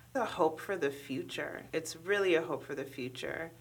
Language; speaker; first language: English; early bilingual, other home language; Krio